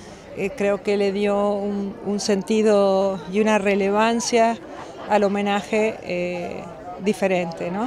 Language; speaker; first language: Spanish; native; Spanish